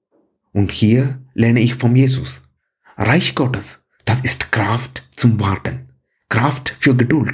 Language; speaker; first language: German; non-native, fluent; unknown